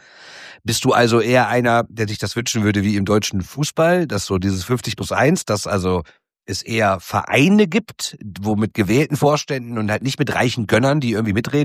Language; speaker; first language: German; native; German